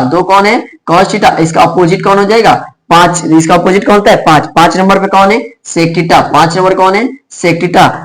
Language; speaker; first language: Hindi; native; Hindi